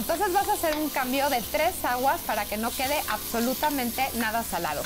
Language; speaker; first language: Spanish; native; Spanish